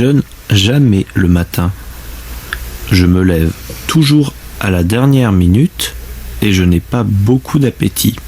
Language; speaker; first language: French; native; French